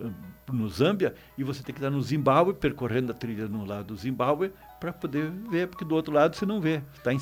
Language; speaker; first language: Portuguese; native; Portuguese